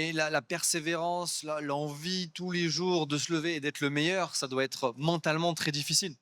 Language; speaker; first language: French; native; French